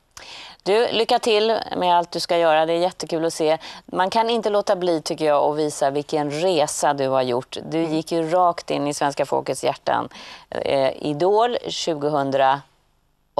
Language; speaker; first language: Swedish; native; Swedish